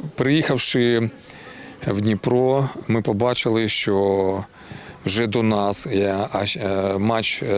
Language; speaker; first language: Ukrainian; non-native, local second language; Russian